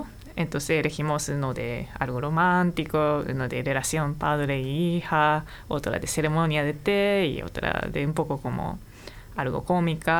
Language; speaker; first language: Spanish; non-native, fluent; Japanese